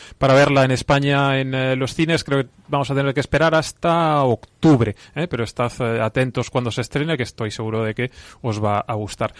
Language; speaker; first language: Spanish; native; Spanish